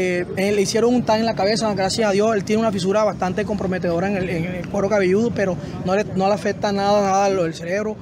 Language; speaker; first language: Spanish; native; Spanish